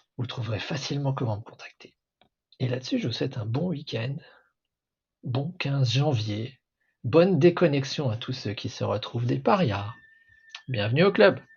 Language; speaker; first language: French; native; French